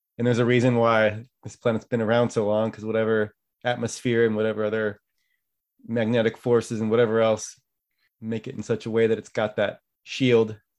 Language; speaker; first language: English; native; English